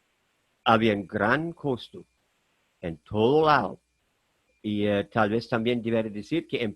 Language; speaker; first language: Spanish; non-native, fluent; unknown